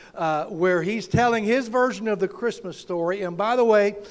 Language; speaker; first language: English; native; English